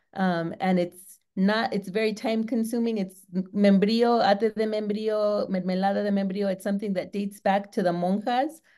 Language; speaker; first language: English; native; English